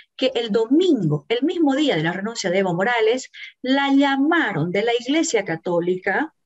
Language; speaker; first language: Spanish; native; Spanish